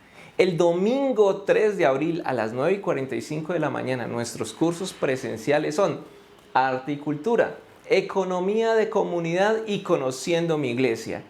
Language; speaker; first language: Spanish; native; Spanish